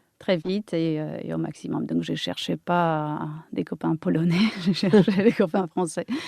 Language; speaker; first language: French; non-native, fluent; Polish